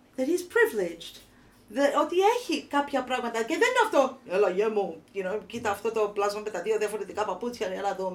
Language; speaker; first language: Greek; early bilingual, heritage; Greek